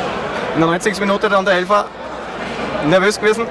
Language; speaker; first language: German; native; German